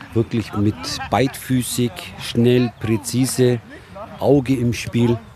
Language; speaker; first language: German; early bilingual, other home language; Turkish